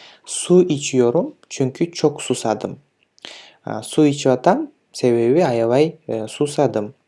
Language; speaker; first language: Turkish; non-native, fluent; Kyrgyz